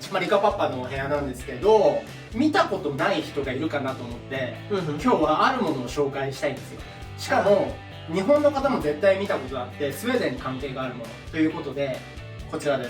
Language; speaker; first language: Japanese; native; Japanese